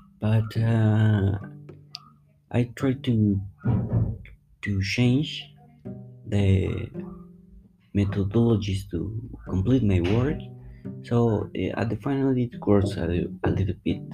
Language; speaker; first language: English; non-native, fluent; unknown